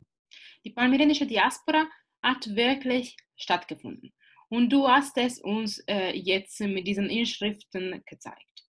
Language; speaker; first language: German; non-native, fluent; Italian